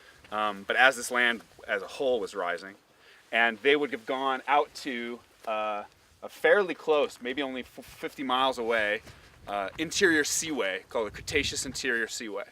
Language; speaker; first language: English; native; English